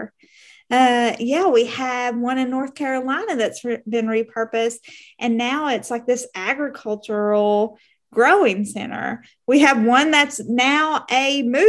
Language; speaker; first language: English; native; English